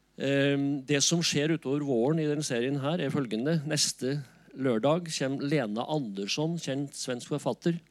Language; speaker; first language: Norwegian; native; Norwegian